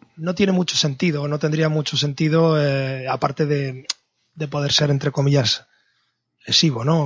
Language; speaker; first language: Spanish; native; Spanish